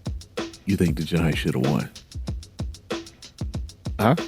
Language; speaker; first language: English; native; English